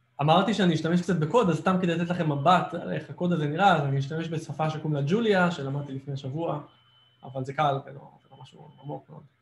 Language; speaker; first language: Hebrew; native; Hebrew